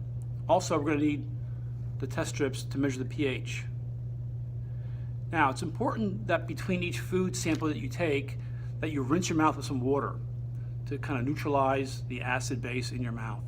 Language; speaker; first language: English; native; English